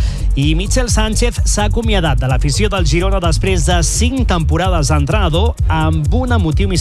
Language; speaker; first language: Catalan; native; Catalan